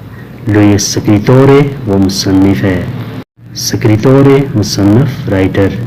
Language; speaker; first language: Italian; non-native, fluent; Urdu